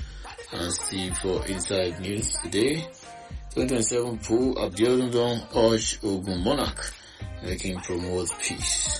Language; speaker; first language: Nigerian Pidgin; non-native, local second language; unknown